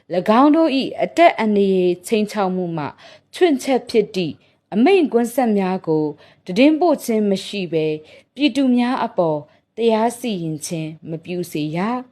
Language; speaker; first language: Burmese; non-native, local second language; Tedim Chin